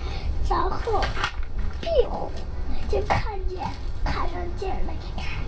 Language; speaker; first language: Chinese; native; Chinese